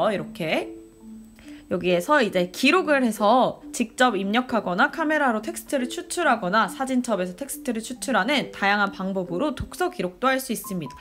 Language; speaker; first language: Korean; native; Korean